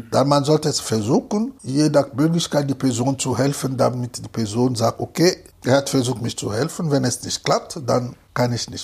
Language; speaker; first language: German; non-native, fluent; Lingala